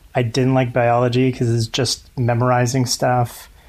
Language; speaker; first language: English; native; English